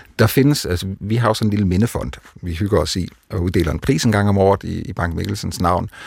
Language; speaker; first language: Danish; native; Danish